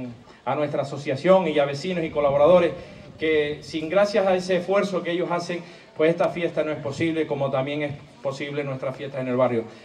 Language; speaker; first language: Spanish; native; Spanish